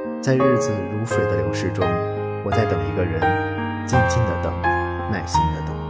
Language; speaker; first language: Chinese; native; Chinese